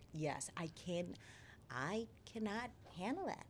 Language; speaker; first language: English; non-native, fluent; Spanish